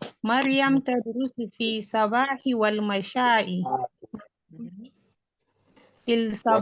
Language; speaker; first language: Arabic; non-native, learner; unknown